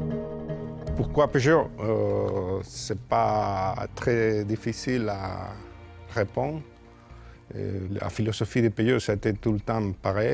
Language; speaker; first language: French; non-native, fluent; Spanish